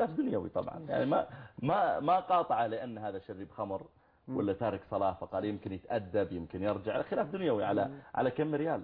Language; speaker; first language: Arabic; native; Arabic